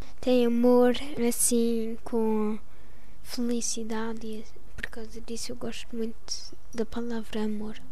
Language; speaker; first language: Portuguese; early bilingual, heritage; Portuguese